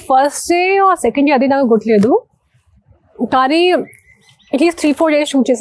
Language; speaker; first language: Telugu; non-native, local second language; Hindi